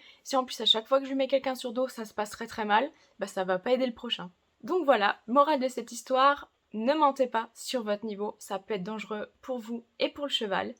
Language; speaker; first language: French; native; French